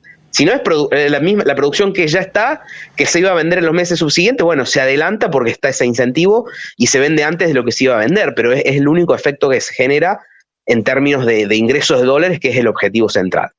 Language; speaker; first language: Spanish; native; Spanish